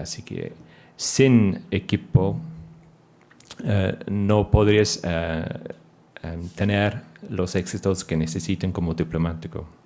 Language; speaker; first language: Spanish; non-native, fluent; English